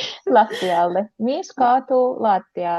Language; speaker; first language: Finnish; non-native, learner; Russian